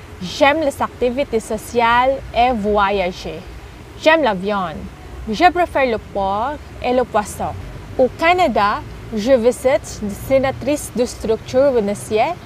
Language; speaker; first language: French; non-native, learner; Filipino